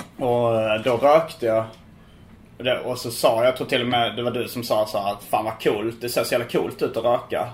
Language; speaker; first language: Swedish; native; Swedish